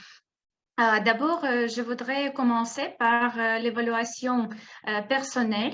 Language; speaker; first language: French; non-native, fluent; Russian